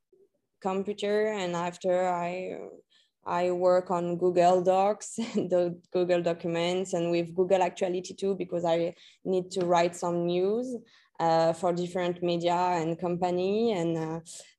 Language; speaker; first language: English; non-native, learner; French